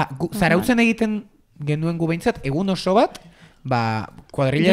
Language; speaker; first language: Basque; native; Basque